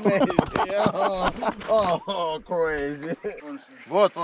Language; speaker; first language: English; non-native, learner; Russian